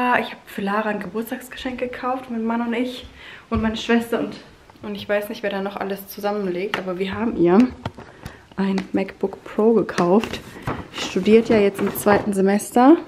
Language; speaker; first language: German; native; German